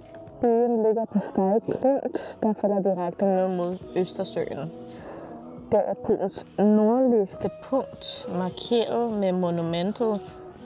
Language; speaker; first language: Danish; non-native, fluent; Polish